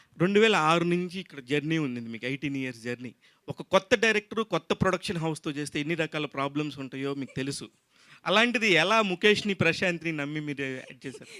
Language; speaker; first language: Telugu; native; Telugu